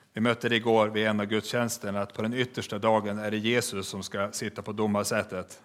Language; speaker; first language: Swedish; native; Swedish